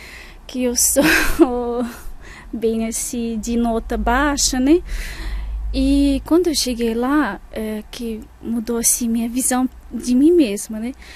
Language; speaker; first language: Portuguese; non-native, fluent; Russian